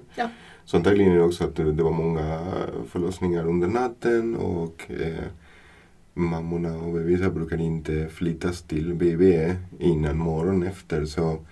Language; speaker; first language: Swedish; non-native, fluent; Spanish